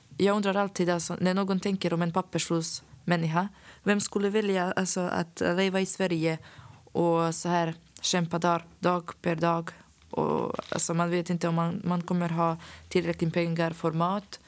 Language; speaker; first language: Swedish; non-native, fluent; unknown